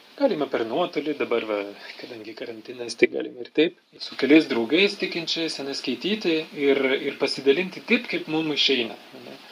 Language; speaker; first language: Lithuanian; non-native, fluent; French